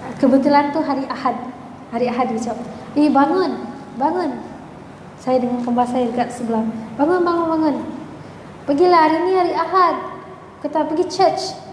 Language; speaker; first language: Malay; native; Malay